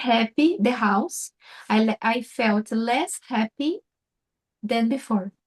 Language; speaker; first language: English; non-native, fluent; Portuguese